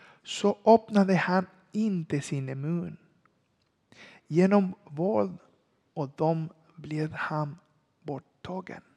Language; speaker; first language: Swedish; non-native, learner; Spanish